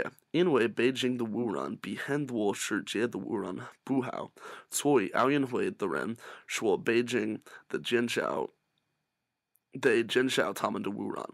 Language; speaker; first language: Chinese; non-native, learner; English